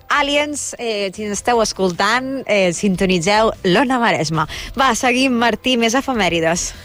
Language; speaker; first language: Catalan; native; Catalan